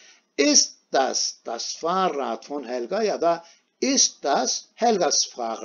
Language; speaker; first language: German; non-native, fluent; Turkish